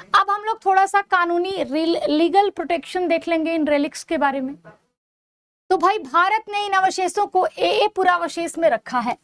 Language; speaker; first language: Hindi; native; Hindi